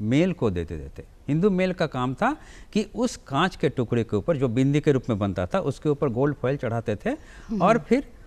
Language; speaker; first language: Hindi; native; Hindi